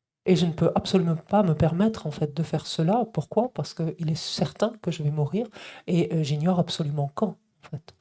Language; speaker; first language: French; native; French